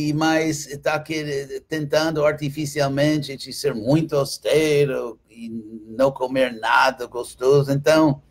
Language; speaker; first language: Portuguese; non-native, fluent; English